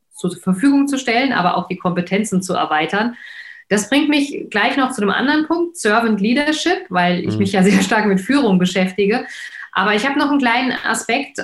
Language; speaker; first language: German; native; German